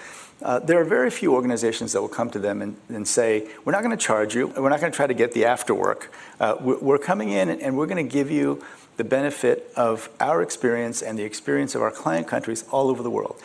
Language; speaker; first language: English; early bilingual, other home language; Korean